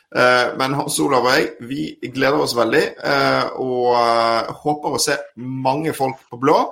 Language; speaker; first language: Norwegian; native; Norwegian